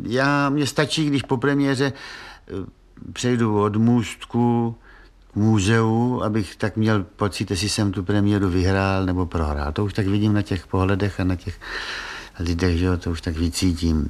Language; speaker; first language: Czech; native; Czech